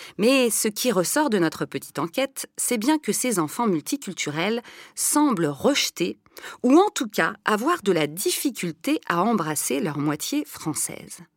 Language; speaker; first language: French; native; French